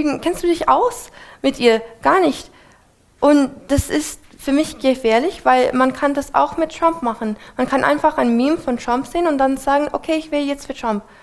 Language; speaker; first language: German; non-native, fluent; English